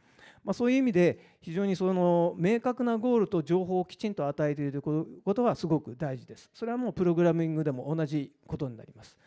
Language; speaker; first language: Japanese; native; Japanese